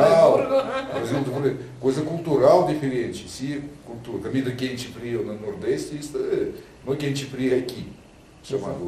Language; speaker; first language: Portuguese; non-native, learner; Russian